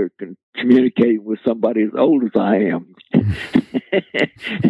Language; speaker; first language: English; native; English